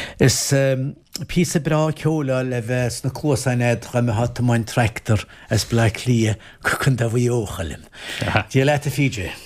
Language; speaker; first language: Irish; native; Irish